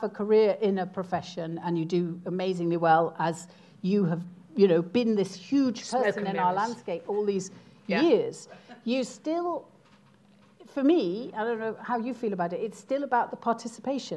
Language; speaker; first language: English; native; English